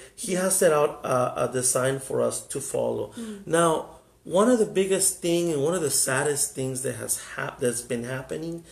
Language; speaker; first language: English; early bilingual, other home language; Spanish